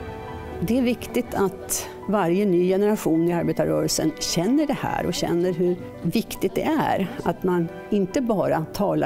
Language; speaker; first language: Swedish; native; Swedish